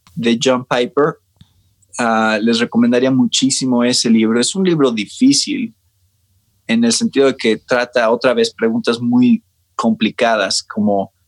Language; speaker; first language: Spanish; native; Spanish